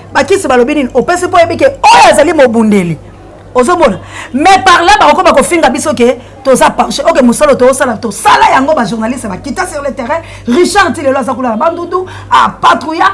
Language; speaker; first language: Lingala; non-native, local second language; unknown